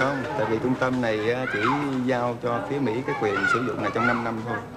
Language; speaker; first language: Vietnamese; native; Vietnamese